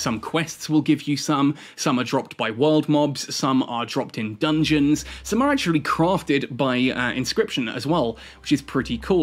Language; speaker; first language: English; native; English